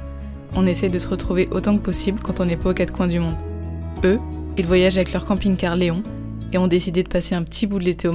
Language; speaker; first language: French; native; French